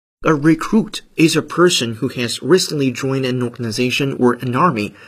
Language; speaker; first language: English; non-native, fluent; Chinese